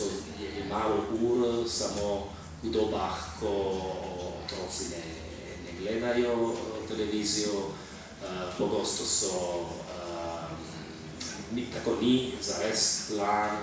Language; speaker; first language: Slovenian; non-native, fluent; Italian